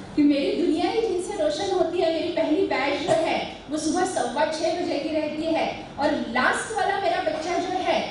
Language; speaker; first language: Hindi; non-native, local second language; Marathi